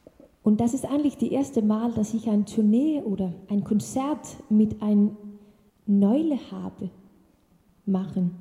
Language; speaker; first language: German; non-native, learner; Danish